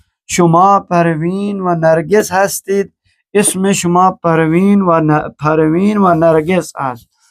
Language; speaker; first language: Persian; non-native, fluent; Urdu